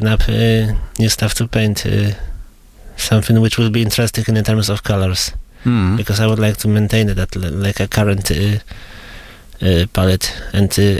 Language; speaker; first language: English; non-native, fluent; Polish